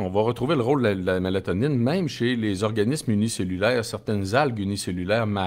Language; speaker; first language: French; native; French